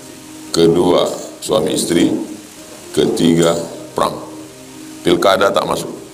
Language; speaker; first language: Malay; native; Malay